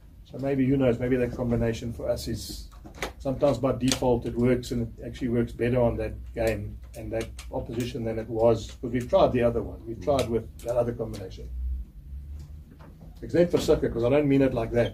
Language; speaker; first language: English; native; English